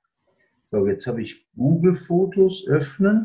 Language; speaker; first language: German; native; German